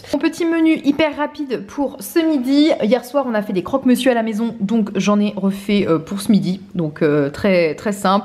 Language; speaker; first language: French; native; French